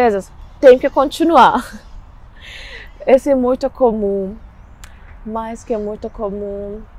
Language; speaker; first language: Portuguese; non-native, learner; Persian